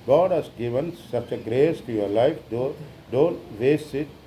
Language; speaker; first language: English; non-native, local second language; Tamil